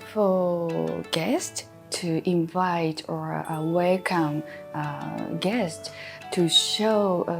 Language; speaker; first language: English; non-native, fluent; Japanese